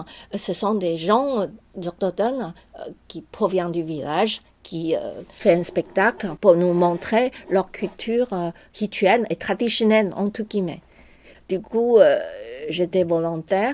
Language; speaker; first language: French; non-native, fluent; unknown